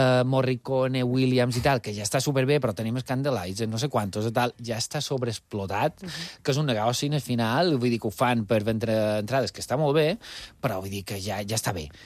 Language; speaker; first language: Catalan; native; Catalan